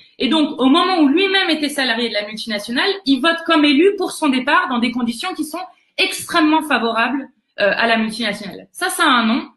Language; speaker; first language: French; native; French